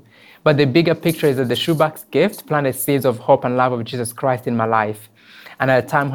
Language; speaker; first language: English; non-native, local second language; Kinyarwanda